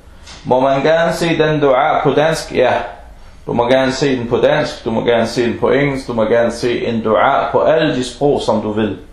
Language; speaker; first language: Danish; non-native, local second language; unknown